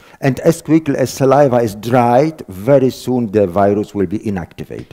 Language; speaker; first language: English; non-native, fluent; Polish